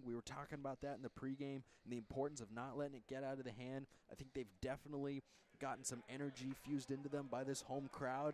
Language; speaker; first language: English; native; English